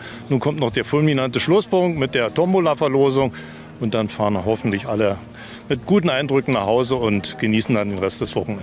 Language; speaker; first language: German; native; German